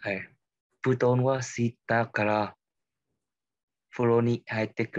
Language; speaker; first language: Japanese; non-native, learner; Vietnamese